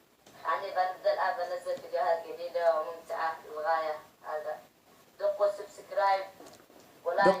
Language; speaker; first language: Arabic; early bilingual, other home language; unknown